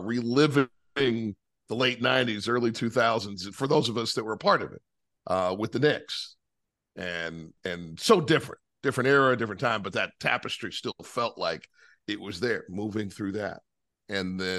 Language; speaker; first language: English; native; English